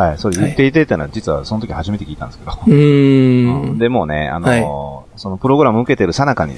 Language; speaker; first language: Japanese; native; Japanese